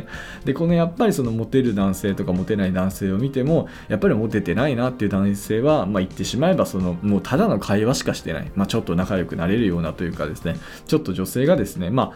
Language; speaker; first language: Japanese; native; Japanese